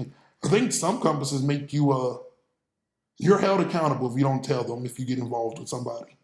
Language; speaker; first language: English; native; English